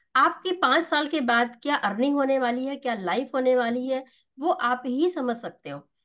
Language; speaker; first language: Hindi; native; Hindi